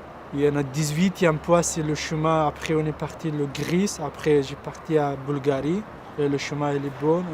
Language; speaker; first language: French; non-native, learner; Pashto